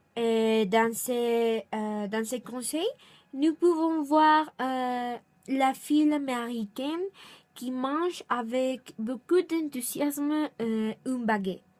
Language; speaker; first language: French; non-native, learner; Spanish